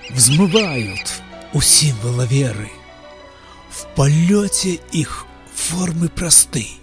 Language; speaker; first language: Russian; native; Russian